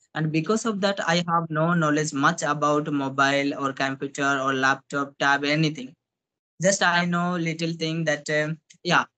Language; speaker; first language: English; non-native, local second language; Odia